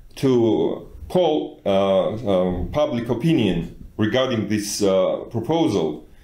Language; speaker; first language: English; non-native, fluent; Georgian